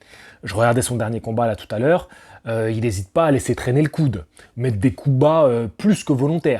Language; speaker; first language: French; native; French